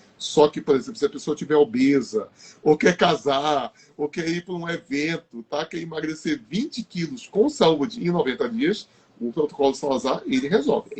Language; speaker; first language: Portuguese; native; Portuguese